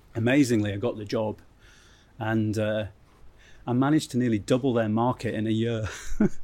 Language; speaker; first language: English; native; English